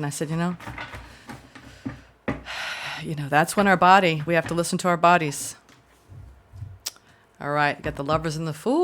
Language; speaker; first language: English; native; English